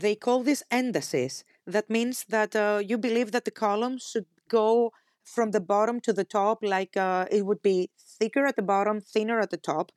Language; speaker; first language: English; non-native, fluent; Greek